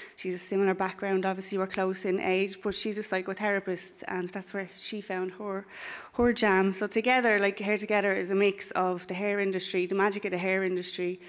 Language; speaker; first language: English; native; English